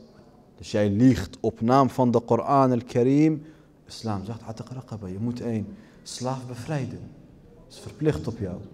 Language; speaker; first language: Dutch; early bilingual, other home language; Arabic